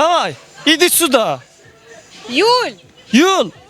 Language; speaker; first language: Russian; non-native, learner; Turkish